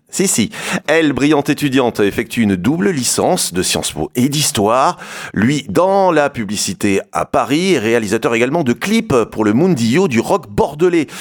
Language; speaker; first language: French; native; French